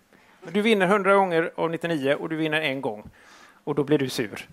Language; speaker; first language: Swedish; native; Swedish